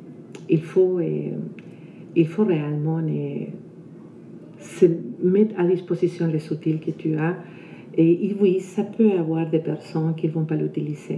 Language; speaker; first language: French; non-native, fluent; Spanish